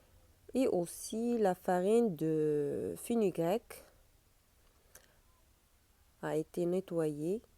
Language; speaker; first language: French; non-native, learner; Arabic